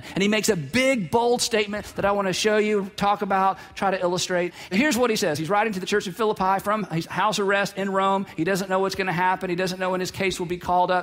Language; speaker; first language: English; native; English